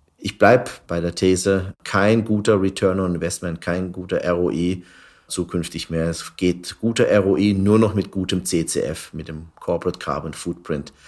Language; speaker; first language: German; early bilingual, other home language; Turkish